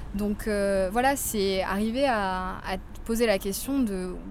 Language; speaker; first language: French; native; French